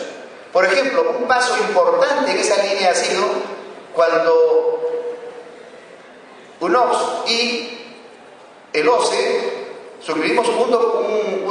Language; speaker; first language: Spanish; native; Spanish